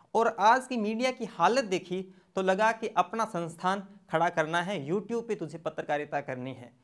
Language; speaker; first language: Hindi; native; Hindi